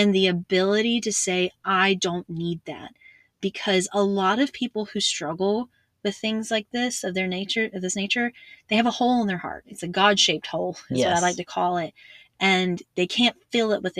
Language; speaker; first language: English; native; English